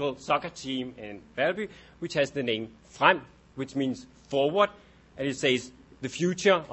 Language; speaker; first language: English; non-native, fluent; Danish